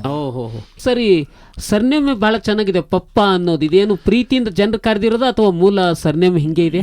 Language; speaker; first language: Kannada; native; Kannada